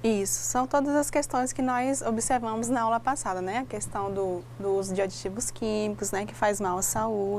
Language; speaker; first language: Portuguese; native; Portuguese